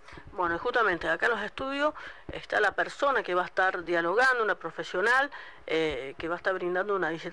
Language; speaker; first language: Spanish; native; Spanish